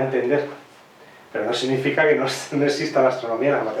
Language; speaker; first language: Spanish; native; Spanish